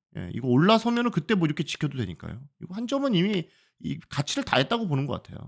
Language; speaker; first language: Korean; native; Korean